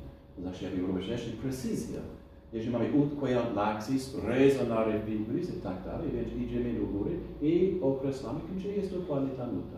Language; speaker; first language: Polish; non-native, fluent; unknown